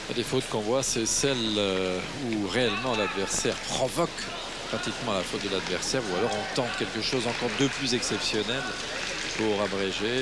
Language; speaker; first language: French; native; French